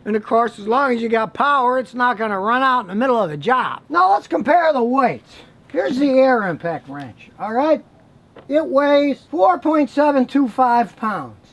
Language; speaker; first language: English; native; English